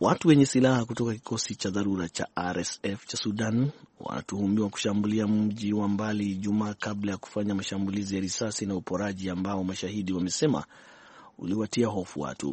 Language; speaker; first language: Swahili; non-native, local second language; Kikuyu